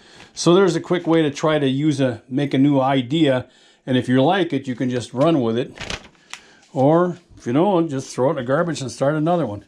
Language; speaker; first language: English; native; English